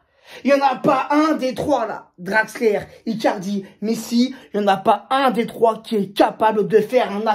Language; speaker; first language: French; native; French